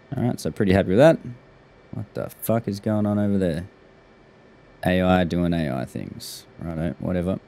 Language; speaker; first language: English; native; English